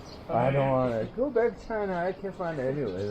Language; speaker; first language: English; non-native, learner; Tibetan